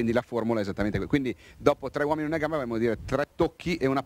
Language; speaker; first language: Italian; native; Italian